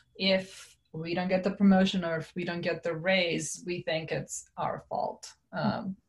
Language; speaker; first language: English; non-native, fluent; Serbian